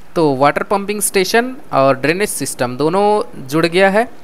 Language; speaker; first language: Hindi; native; Hindi